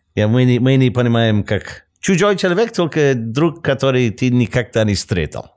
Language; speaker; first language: Russian; non-native, learner; English